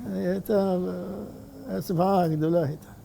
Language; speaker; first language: Hebrew; non-native, fluent; Arabic